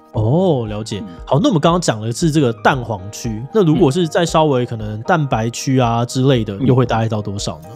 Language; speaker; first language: Chinese; native; Chinese